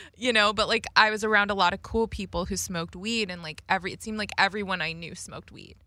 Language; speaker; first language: English; native; English